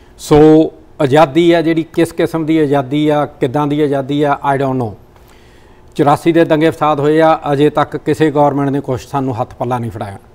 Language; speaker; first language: Punjabi; native; Punjabi